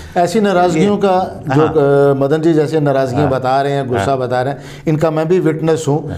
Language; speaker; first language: Hindi; non-native, local second language; Kashmiri